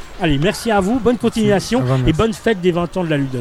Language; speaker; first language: French; native; French